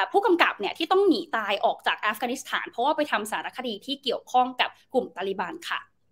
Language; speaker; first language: Thai; native; Thai